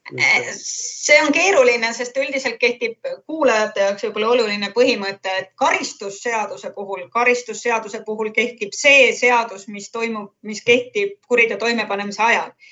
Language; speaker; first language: Estonian; native; Estonian